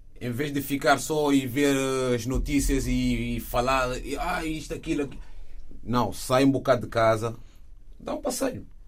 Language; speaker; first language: Portuguese; non-native, fluent; Wolof